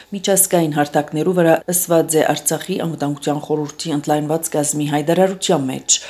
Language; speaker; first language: Armenian; native; Armenian